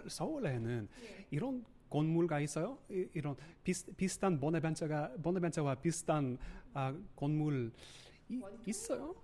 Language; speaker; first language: Korean; non-native, learner; English